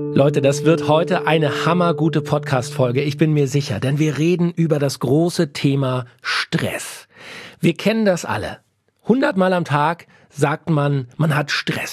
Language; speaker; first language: German; native; German